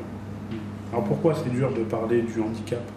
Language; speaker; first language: French; native; French